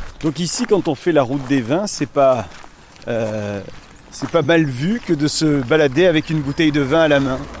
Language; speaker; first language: French; native; French